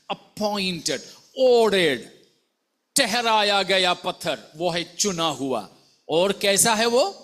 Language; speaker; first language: Hindi; non-native, local second language; Malayalam